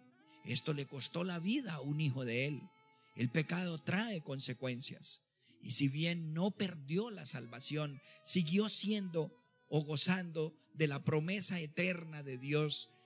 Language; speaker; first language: Spanish; native; Spanish